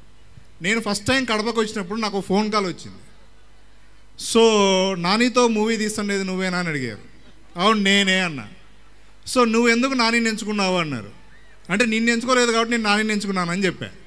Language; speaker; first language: Telugu; native; Telugu